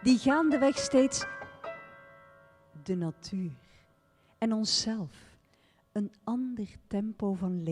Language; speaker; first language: Dutch; native; Dutch